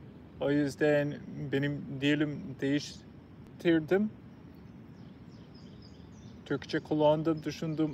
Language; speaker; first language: Turkish; non-native, learner; English